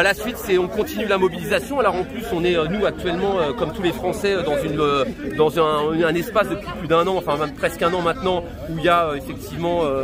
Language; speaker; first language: French; native; French